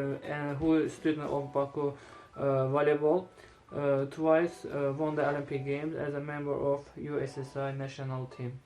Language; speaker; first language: English; non-native, learner; Azerbaijani